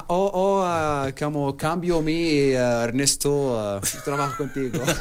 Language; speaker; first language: Spanish; non-native, learner; Arabic